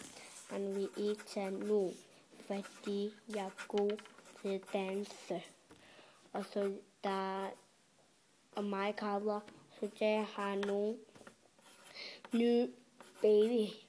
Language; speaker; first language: Danish; early bilingual, other home language; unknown